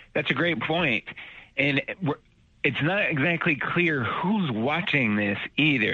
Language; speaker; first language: English; native; English